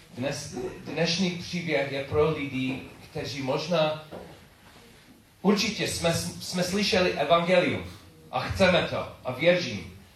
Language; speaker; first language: Czech; non-native, learner; English